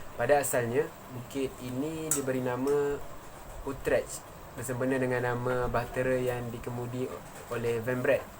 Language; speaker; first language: Malay; native; Malay